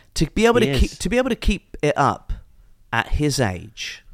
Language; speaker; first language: English; native; English